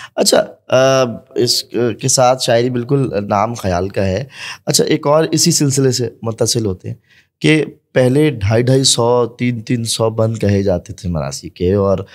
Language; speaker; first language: Urdu; native; Urdu